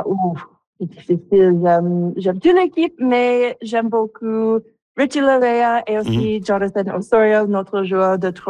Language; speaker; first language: French; non-native, local second language; English